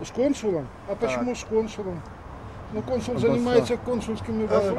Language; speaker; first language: Russian; native; Russian